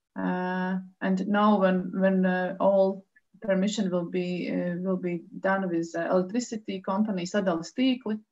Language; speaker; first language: English; non-native, fluent; Latvian